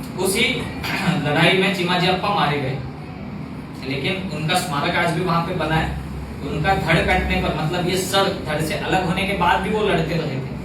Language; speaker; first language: Hindi; non-native, local second language; Marathi